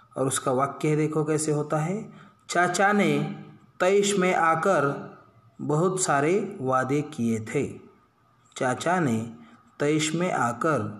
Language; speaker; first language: Hindi; non-native, local second language; Marathi